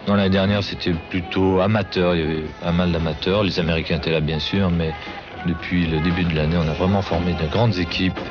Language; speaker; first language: French; native; French